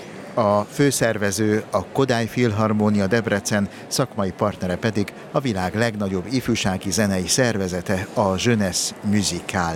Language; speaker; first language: Hungarian; native; Hungarian